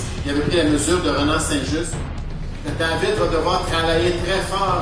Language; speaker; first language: French; native; French